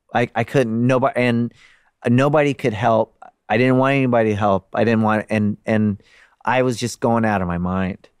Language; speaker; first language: English; native; English